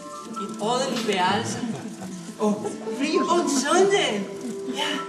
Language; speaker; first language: Danish; non-native, learner; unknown